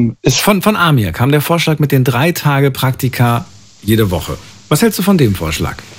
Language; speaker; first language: German; native; German